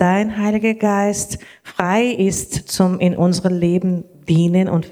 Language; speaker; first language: German; non-native, learner; Portuguese